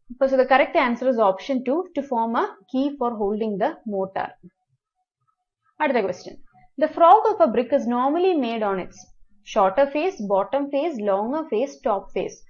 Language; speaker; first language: English; non-native, local second language; Malayalam